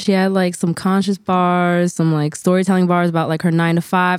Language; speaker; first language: English; native; English